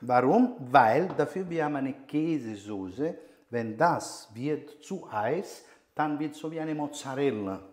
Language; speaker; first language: German; non-native, fluent; Italian